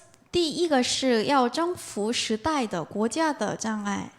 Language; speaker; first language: Chinese; non-native, fluent; Korean